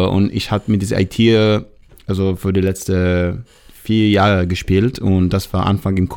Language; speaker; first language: German; non-native, fluent; Hebrew